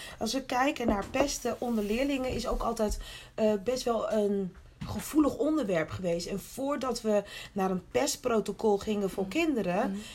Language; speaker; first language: Dutch; early bilingual, other home language; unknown